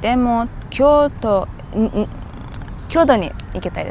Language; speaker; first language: Japanese; non-native, learner; Thai